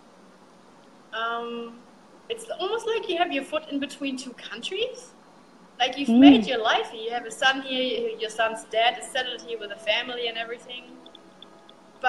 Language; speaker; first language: English; non-native, fluent; German